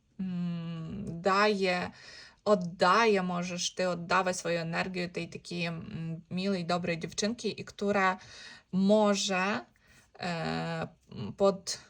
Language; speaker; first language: Polish; non-native, learner; Ukrainian